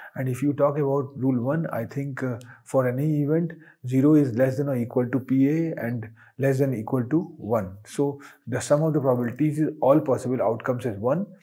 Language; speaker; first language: English; non-native, local second language; Hindi